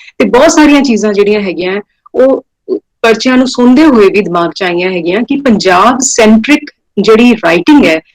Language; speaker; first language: Punjabi; non-native, local second language; Hindi